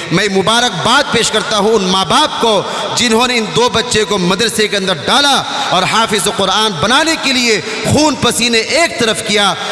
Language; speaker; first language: Urdu; non-native, local second language; Bangla